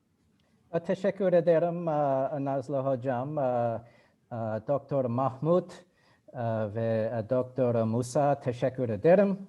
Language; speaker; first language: Turkish; non-native, learner; English